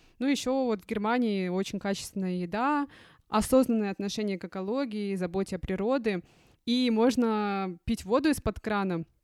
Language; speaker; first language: Russian; native; Russian